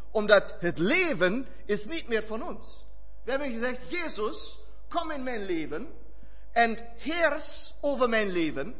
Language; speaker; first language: Dutch; non-native, fluent; German